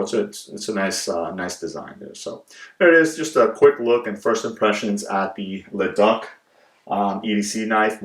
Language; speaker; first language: English; native; English